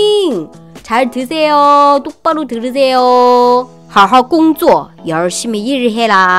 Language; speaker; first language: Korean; non-native, fluent; Chinese